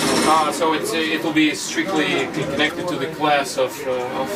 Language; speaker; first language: English; non-native, fluent; Russian